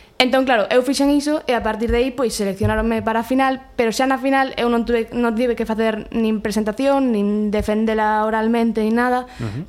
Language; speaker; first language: Galician; non-native, local second language; Spanish